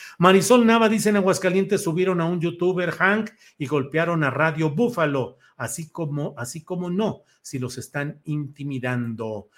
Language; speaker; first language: Spanish; native; Spanish